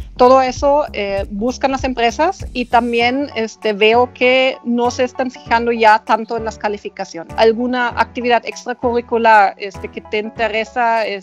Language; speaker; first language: Spanish; non-native, fluent; German